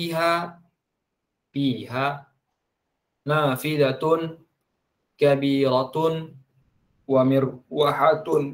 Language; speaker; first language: Arabic; non-native, fluent; Indonesian